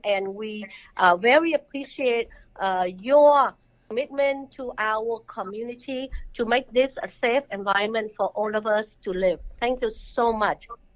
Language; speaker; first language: English; non-native, fluent; Vietnamese